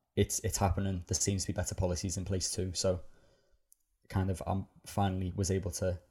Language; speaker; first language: English; native; English